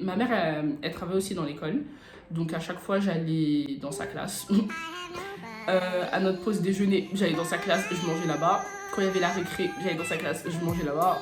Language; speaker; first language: French; native; French